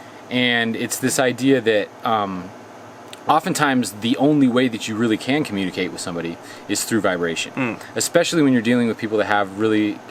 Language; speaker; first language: English; native; English